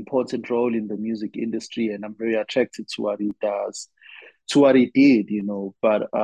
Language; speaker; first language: English; non-native, local second language; Zulu